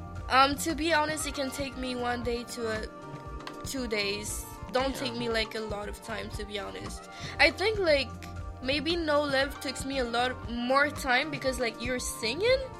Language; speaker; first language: English; non-native, local second language; French